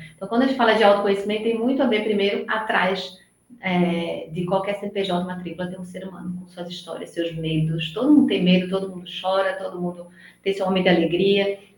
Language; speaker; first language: Portuguese; native; Portuguese